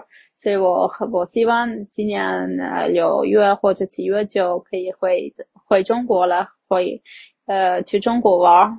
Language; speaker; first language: Chinese; non-native, fluent; Armenian